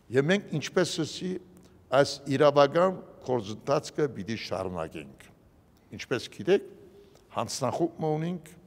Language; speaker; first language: Armenian; early bilingual, heritage; Armenian